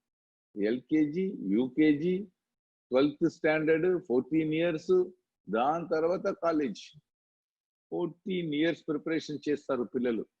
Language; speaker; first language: Telugu; non-native, local second language; Tamil